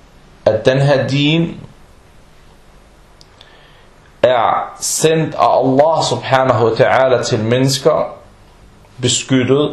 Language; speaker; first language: Danish; non-native, fluent; Arabic